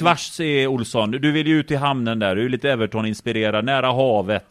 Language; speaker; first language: Swedish; native; Swedish